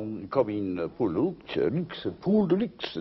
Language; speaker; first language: French; non-native, fluent; English